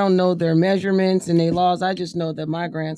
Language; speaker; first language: English; native; English